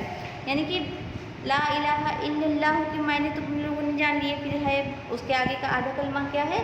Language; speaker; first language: Urdu; native; Urdu